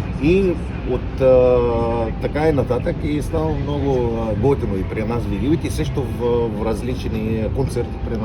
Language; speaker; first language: Bulgarian; non-native, learner; Arabic